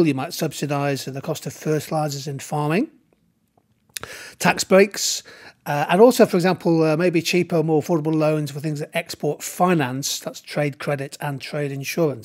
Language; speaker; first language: English; native; English